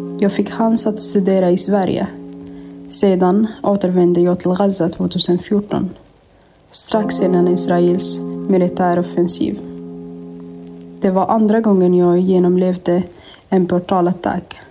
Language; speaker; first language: Swedish; non-native, fluent; Arabic